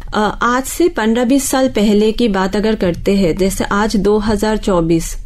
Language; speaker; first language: Hindi; non-native, local second language; Bangla